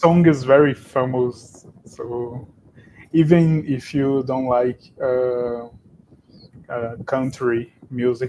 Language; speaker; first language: English; non-native, fluent; Portuguese